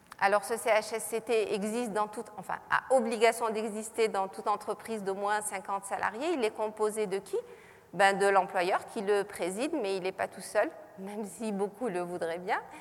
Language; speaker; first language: French; non-native, local second language; Arabic